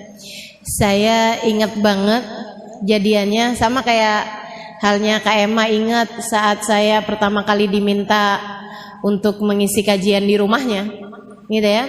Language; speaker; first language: Indonesian; native; Indonesian